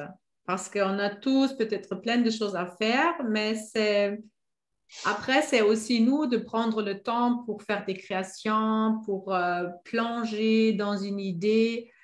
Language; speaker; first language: French; non-native, fluent; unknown